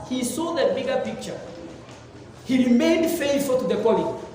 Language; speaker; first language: English; non-native, local second language; Swahili